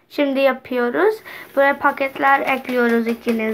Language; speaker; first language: Turkish; non-native, learner; Urdu